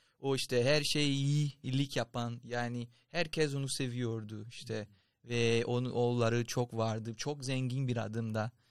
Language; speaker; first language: Turkish; non-native, fluent; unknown